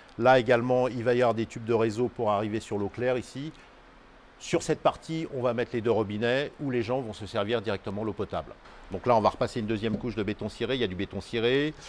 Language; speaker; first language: French; native; French